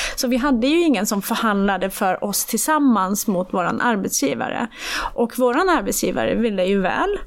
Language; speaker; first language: Swedish; early bilingual, other home language; Persian